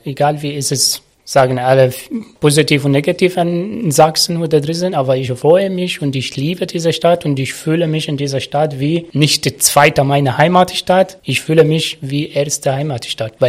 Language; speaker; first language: German; non-native, learner; Arabic